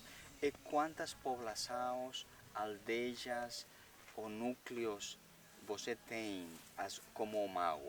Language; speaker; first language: Portuguese; non-native, learner; Spanish